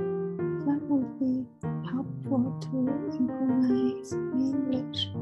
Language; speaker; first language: English; non-native, learner; Chinese